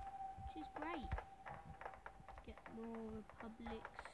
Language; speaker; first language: English; native; English